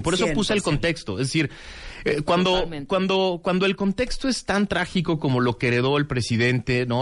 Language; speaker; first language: Spanish; native; Spanish